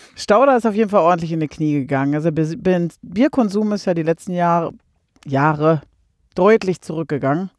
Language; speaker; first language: German; native; German